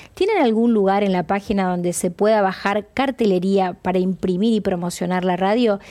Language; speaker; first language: Spanish; native; Spanish